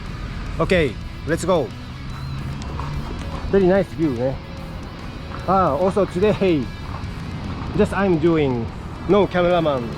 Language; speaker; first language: English; non-native, learner; Japanese